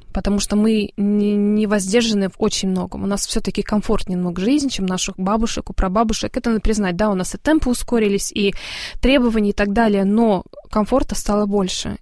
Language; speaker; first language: Russian; early bilingual, heritage; Russian